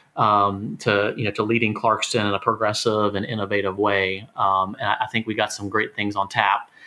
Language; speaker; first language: English; native; English